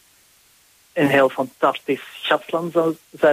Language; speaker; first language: Dutch; non-native, fluent; English